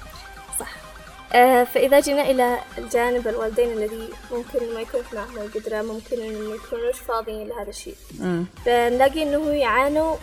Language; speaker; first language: Arabic; native; Arabic